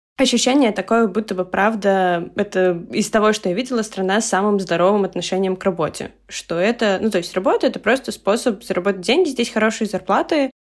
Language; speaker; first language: Russian; native; Russian